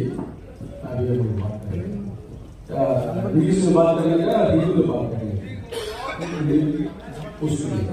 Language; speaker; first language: Hindi; non-native, local second language; Tamil